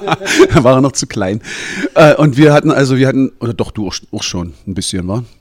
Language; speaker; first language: German; native; German